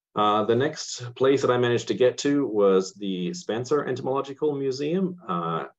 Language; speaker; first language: English; native; English